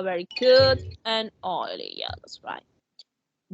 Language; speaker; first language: English; non-native, fluent; Spanish